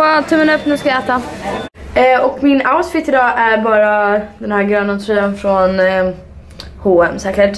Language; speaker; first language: Swedish; native; Swedish